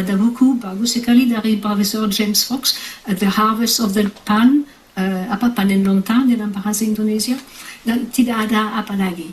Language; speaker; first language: Indonesian; non-native, fluent; French